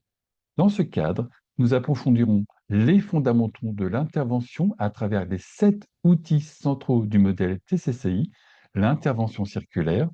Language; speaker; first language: French; native; French